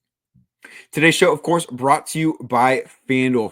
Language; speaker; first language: English; native; English